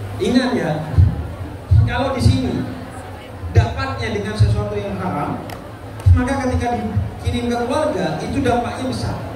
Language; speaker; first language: Indonesian; non-native, local second language; Madurese